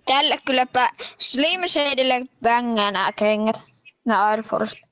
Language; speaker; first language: Finnish; native; Finnish